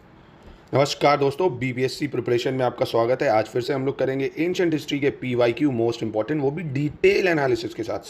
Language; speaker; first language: Hindi; native; Hindi